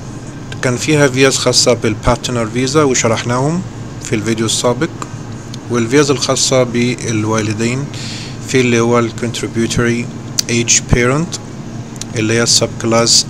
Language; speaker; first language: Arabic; native; Arabic